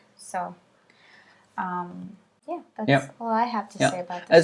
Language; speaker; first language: English; native; English